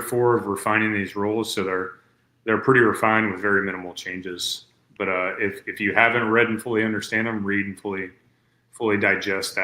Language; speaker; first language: English; native; English